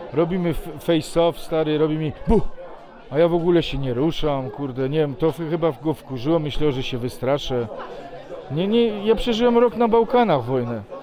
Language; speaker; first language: Polish; non-native, fluent; Serbian